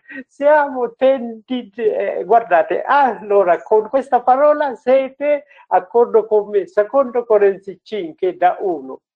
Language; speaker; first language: Italian; non-native, learner; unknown